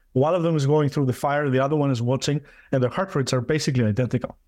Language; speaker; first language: English; non-native, fluent; Greek